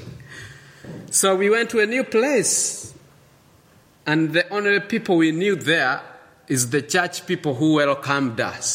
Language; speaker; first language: English; non-native, local second language; Kikuyu